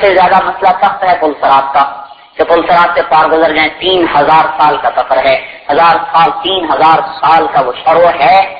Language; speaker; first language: Urdu; non-native, local second language; Punjabi